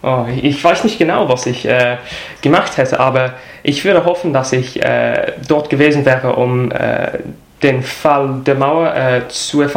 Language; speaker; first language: German; non-native, fluent; English